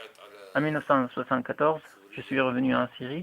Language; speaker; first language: French; non-native, fluent; Arabic